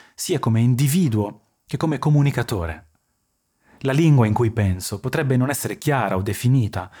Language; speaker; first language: Italian; early bilingual, other home language; French